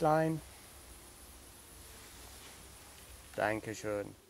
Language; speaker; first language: German; non-native, learner; English